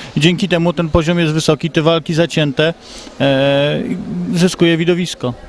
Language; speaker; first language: Polish; native; Polish